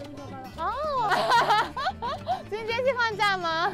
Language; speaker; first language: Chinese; non-native, fluent; Japanese